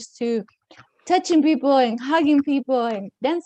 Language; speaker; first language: English; non-native, fluent; Spanish